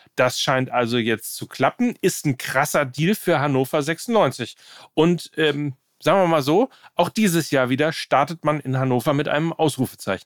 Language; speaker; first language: German; native; German